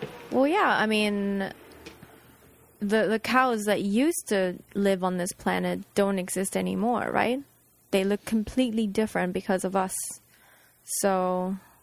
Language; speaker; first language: English; non-native, fluent; Japanese